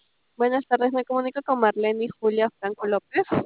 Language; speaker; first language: Spanish; native; Spanish